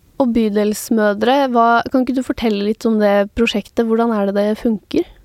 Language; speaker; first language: Norwegian; native; Norwegian